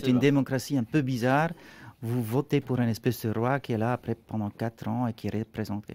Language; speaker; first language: French; non-native, local second language; Swiss German